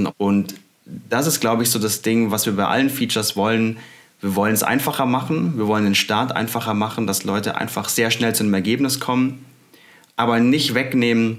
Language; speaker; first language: German; native; German